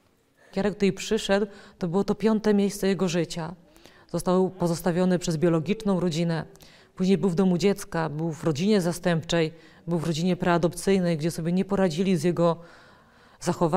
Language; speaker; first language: Polish; native; Polish